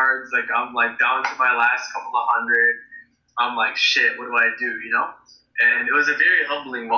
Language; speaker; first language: English; native; English